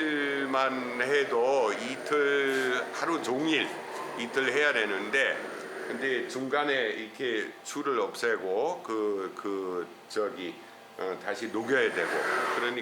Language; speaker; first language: Korean; non-native, fluent; German